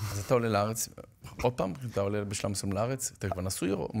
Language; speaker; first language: Hebrew; native; Hebrew